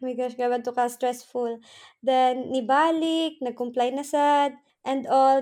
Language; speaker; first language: English; non-native, local second language; Surigaonon